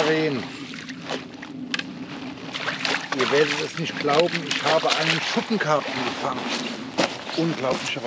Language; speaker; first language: German; native; German